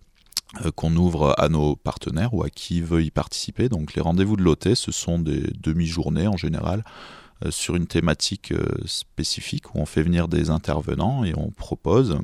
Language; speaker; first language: French; native; French